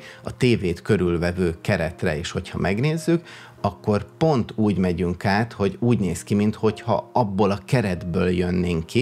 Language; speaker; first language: Hungarian; native; Hungarian